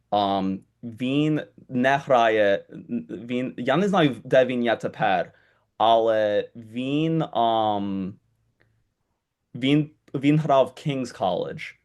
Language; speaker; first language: Ukrainian; early bilingual, heritage; Ukrainian